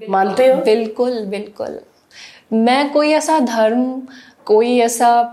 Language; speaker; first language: Hindi; non-native, local second language; Assamese